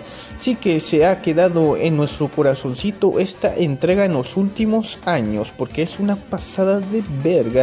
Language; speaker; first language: Spanish; native; Spanish